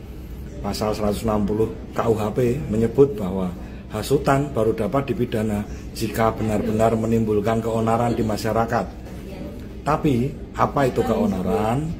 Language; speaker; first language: Indonesian; native; Indonesian